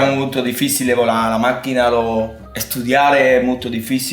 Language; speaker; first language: Italian; non-native, learner; Spanish